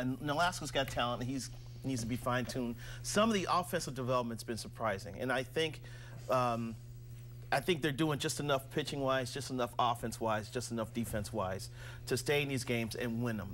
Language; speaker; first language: English; native; English